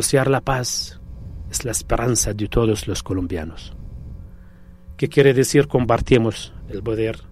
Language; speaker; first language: Spanish; non-native, fluent; Arabic